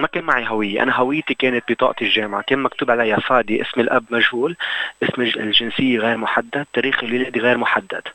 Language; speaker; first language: Arabic; native; Arabic